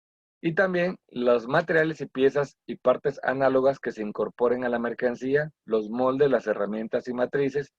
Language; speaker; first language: Spanish; native; Spanish